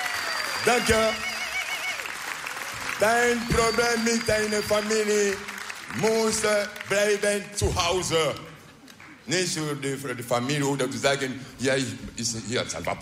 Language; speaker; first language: Dutch; non-native, learner; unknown